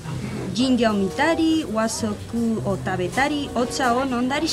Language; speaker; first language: Japanese; non-native, learner; Spanish